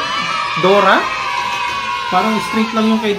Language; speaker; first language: Filipino; native; Filipino